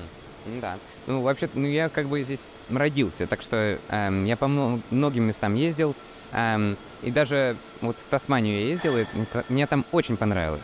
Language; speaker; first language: Russian; early bilingual, heritage; Russian